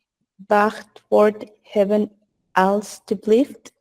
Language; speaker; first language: Dutch; non-native, learner; Spanish